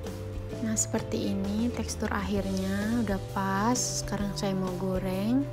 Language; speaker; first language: Indonesian; native; Indonesian